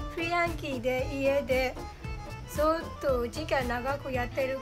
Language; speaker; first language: Japanese; non-native, learner; Burmese